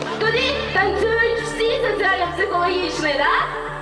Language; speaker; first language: Ukrainian; native; Ukrainian